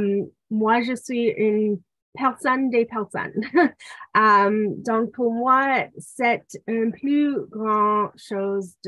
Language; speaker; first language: French; non-native, local second language; English